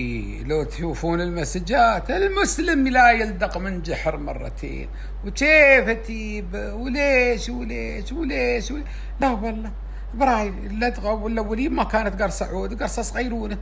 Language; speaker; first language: Arabic; native; Arabic